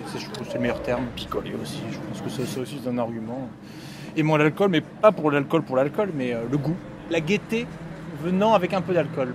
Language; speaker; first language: French; native; French